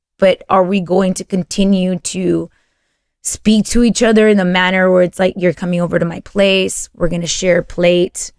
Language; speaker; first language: English; early bilingual, other home language; Spanish